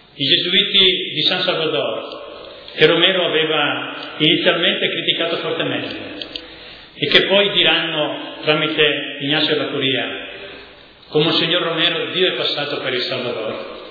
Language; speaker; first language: Italian; native; Italian